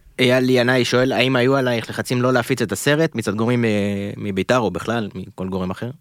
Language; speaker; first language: Hebrew; native; Hebrew